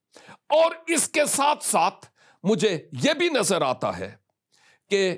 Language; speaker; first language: Urdu; native; Urdu